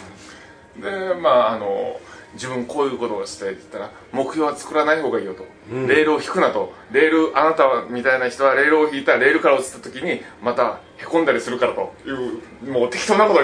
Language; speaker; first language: Japanese; native; Japanese